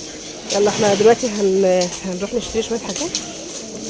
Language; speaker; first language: Arabic; native; Arabic